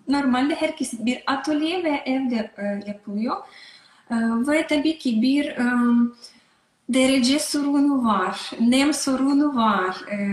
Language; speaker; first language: Turkish; non-native, learner; Russian